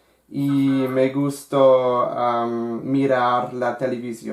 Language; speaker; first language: Spanish; non-native, learner; English